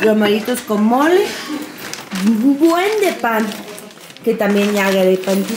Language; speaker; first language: Spanish; non-native, fluent; English